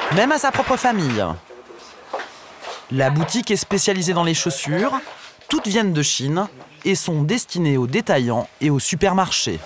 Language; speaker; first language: French; native; French